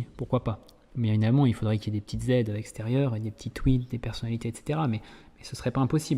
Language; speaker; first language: French; native; French